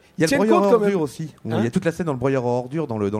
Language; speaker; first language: French; native; French